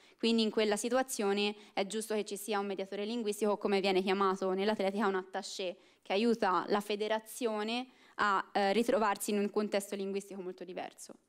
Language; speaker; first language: Italian; native; Italian